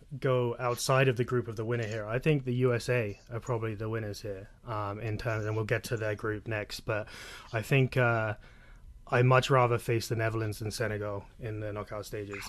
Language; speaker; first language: English; native; English